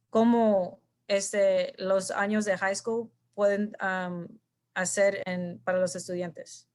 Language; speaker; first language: Spanish; early bilingual, heritage; Spanish